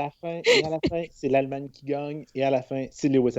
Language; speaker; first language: French; native; French